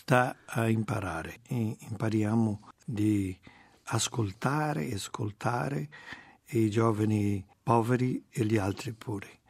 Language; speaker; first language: Italian; non-native, fluent; Portuguese